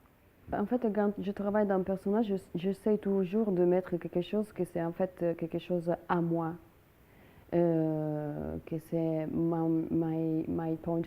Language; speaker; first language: French; non-native, fluent; Italian